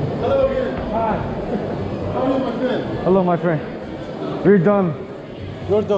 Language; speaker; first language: English; non-native, learner; Korean